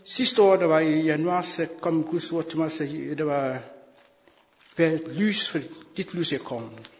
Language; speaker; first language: Danish; non-native, fluent; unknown